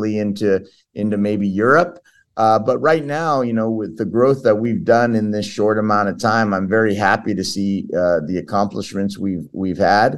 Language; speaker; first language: English; early bilingual, other home language; Portuguese